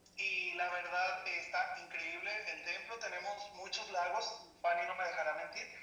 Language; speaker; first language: Spanish; native; Spanish